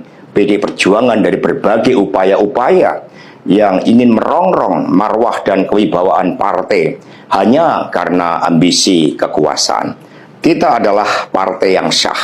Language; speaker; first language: Indonesian; native; Indonesian